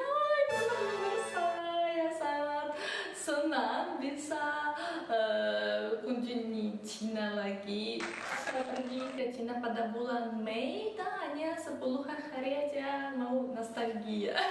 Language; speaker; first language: Indonesian; early bilingual, other home language; Russian